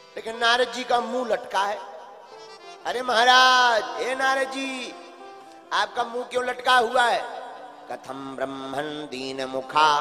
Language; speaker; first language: Hindi; native; Hindi